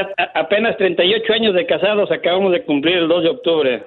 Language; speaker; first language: Spanish; native; Spanish